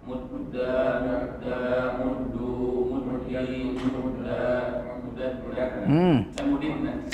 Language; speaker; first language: Arabic; non-native, learner; Indonesian